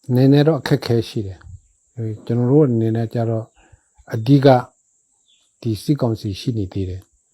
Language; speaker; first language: Burmese; non-native, local second language; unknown